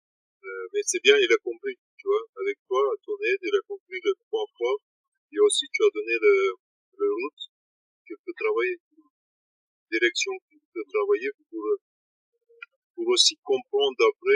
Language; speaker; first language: French; non-native, learner; Russian